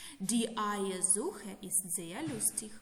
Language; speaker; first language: German; non-native, fluent; Ukrainian